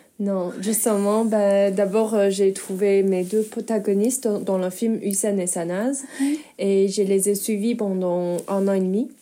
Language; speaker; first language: French; non-native, fluent; Chinese